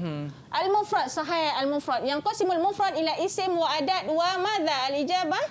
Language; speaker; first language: Arabic; non-native, fluent; Malay